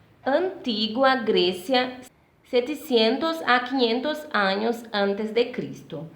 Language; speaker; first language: Spanish; non-native, fluent; Portuguese